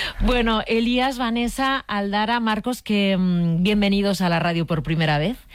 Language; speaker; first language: Spanish; native; Spanish